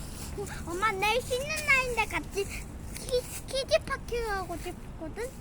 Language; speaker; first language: Korean; non-native, local second language; Mongolian